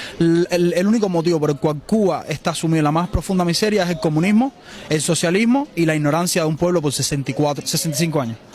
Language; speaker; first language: Spanish; native; Spanish